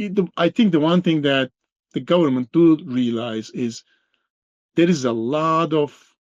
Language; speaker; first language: English; non-native, fluent; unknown